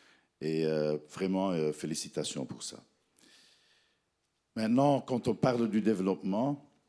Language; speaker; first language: French; non-native, fluent; Dutch